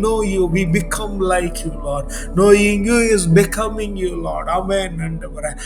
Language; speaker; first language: English; non-native, local second language; Tamil